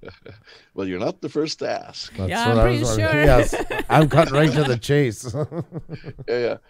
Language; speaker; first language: English; native; English